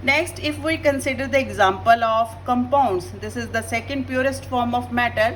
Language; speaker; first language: English; non-native, local second language; Punjabi